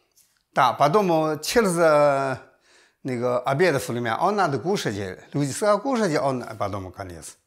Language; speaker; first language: Russian; non-native, learner; Chinese